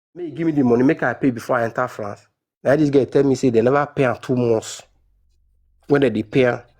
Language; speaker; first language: Nigerian Pidgin; non-native, local second language; Esan